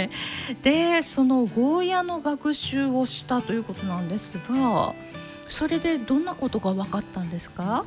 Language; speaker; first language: Japanese; native; Japanese